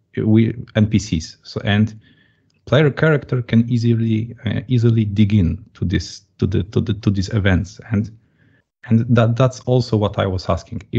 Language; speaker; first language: English; non-native, fluent; Polish